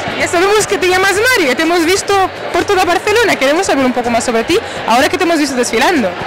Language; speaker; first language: Spanish; non-native, local second language; Catalan